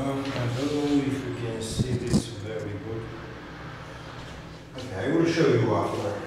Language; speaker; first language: English; non-native, fluent; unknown